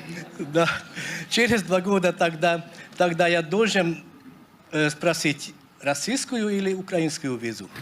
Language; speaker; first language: Russian; non-native, fluent; Hungarian